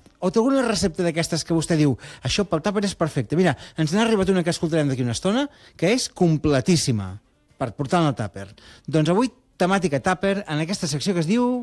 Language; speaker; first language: Catalan; non-native, local second language; Spanish